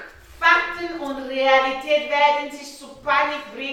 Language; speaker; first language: German; non-native, learner; French